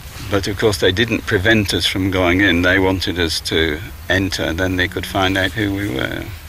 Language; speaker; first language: English; native; English